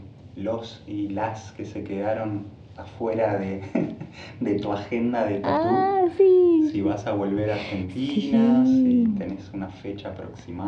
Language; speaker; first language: Spanish; native; Spanish